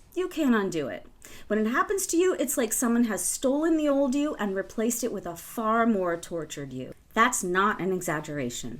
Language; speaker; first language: English; native; English